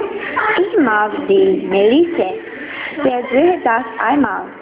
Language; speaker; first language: German; non-native, learner; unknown